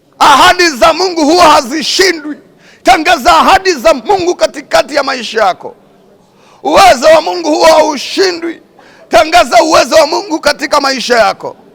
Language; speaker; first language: Swahili; non-native, local second language; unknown